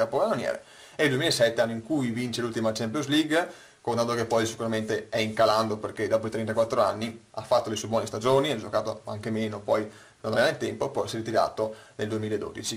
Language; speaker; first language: Italian; native; Italian